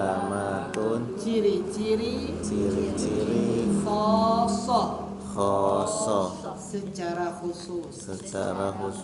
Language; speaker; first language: Arabic; non-native, learner; Indonesian